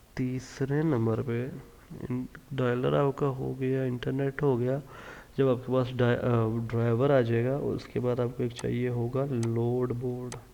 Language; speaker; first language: Urdu; non-native, local second language; Punjabi